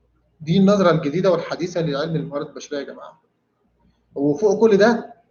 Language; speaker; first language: Arabic; native; Arabic